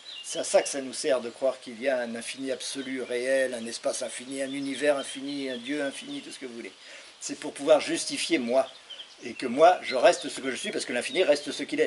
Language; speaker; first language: French; native; French